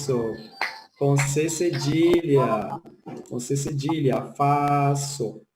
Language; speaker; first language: Portuguese; non-native, fluent; Spanish